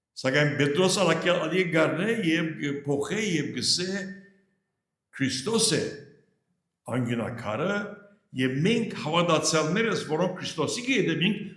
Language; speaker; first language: Armenian; early bilingual, heritage; Armenian